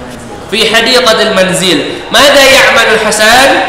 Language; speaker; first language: Arabic; non-native, fluent; Indonesian